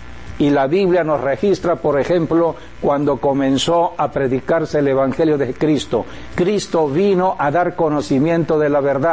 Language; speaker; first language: Spanish; native; Spanish